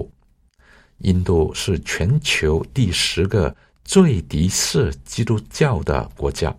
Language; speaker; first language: Chinese; non-native, local second language; Cantonese